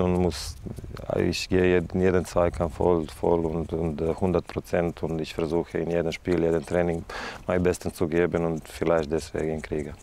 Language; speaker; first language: German; non-native, fluent; Serbian